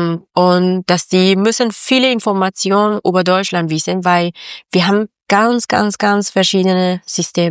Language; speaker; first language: German; non-native, learner; Persian